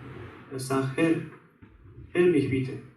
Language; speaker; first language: German; non-native, fluent; Spanish